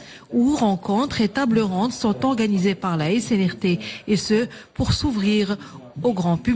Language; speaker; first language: French; non-native, local second language; Arabic